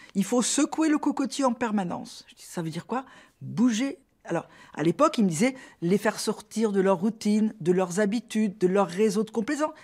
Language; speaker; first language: French; native; French